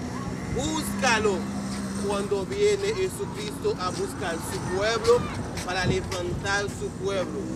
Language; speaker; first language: Spanish; non-native, learner; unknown